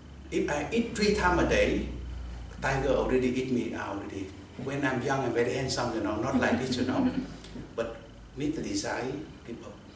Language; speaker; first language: English; non-native, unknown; Vietnamese